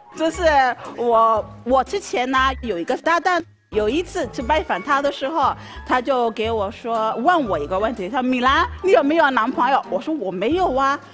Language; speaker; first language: Chinese; non-native, fluent; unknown